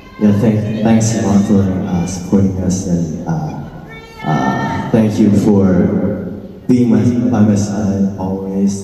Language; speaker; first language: English; non-native, learner; Thai